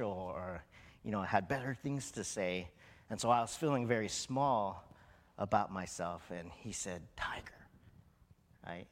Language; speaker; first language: English; native; English